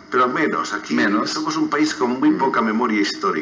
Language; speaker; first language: Spanish; native; Spanish